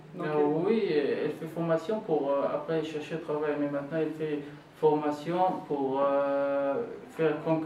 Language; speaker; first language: French; non-native, learner; Arabic